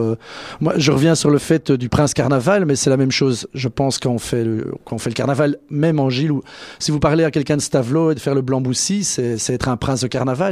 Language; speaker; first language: French; native; French